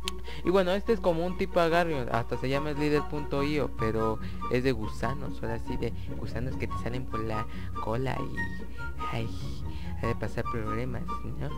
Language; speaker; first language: Spanish; native; Spanish